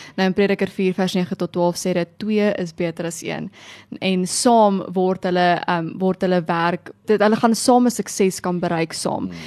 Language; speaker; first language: Afrikaans; native; Afrikaans